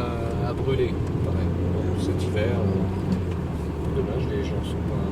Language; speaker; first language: French; native; French